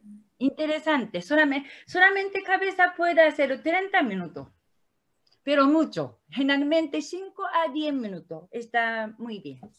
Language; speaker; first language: Spanish; non-native, learner; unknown